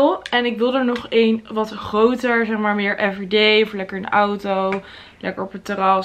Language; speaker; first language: Dutch; native; Dutch